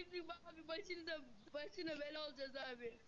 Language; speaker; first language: Turkish; native; Turkish